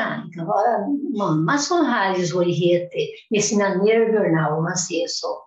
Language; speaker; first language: Swedish; non-native, fluent; Portuguese